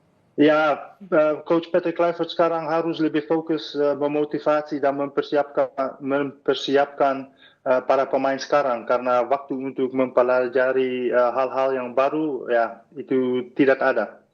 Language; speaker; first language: Indonesian; non-native, fluent; Dutch